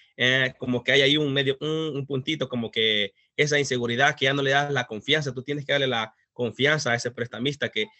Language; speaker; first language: Spanish; native; Spanish